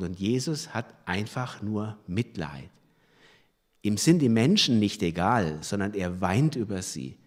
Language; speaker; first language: German; native; German